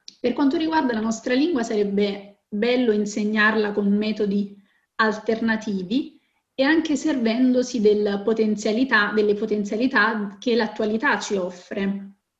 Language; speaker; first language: Italian; native; Italian